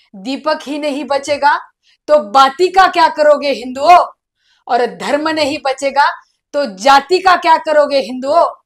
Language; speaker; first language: Hindi; non-native, local second language; Marathi